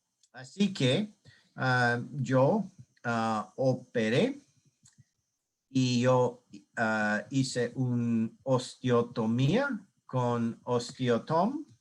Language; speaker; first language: Spanish; non-native, learner; English